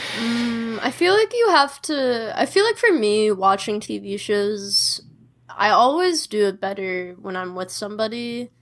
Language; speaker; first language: English; native; English